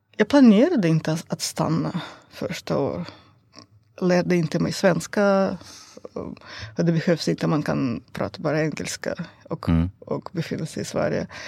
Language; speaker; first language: Swedish; non-native, learner; Russian